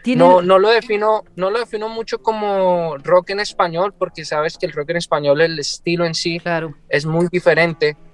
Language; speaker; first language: Spanish; native; Spanish